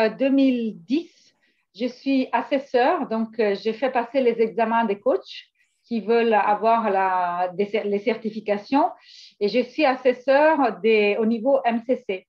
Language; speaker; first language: French; non-native, fluent; Italian